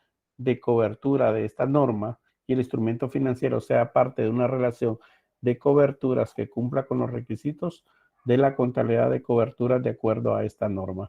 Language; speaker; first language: Spanish; native; Spanish